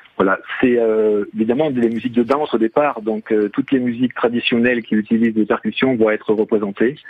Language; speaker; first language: French; native; French